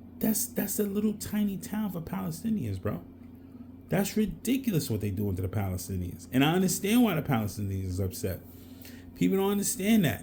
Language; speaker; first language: English; native; English